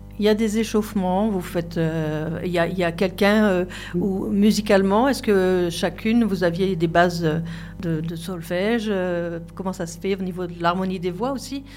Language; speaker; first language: French; native; French